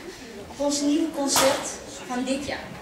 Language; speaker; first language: Dutch; early bilingual, other home language; Turkish